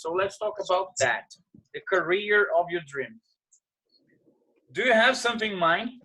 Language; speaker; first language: English; non-native, fluent; Portuguese